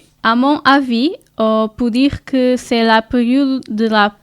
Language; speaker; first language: French; non-native, learner; Portuguese